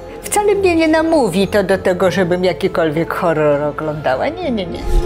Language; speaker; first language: Polish; native; Polish